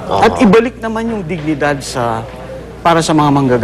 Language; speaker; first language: Filipino; native; Filipino